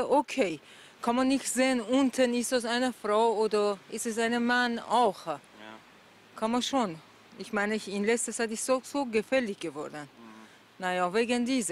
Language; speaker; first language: German; non-native, learner; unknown